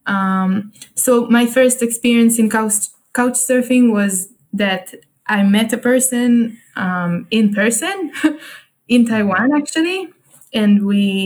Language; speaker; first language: English; non-native, fluent; Hebrew